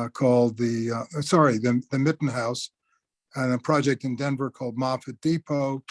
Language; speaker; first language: English; native; English